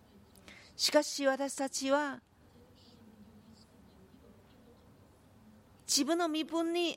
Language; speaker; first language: Japanese; non-native, fluent; Korean